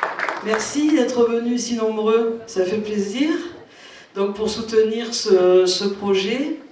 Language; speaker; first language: French; native; French